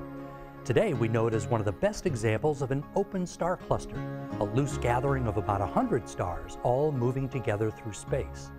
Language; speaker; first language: English; native; English